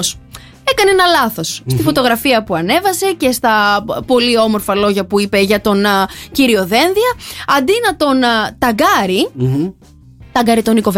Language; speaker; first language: Greek; native; Greek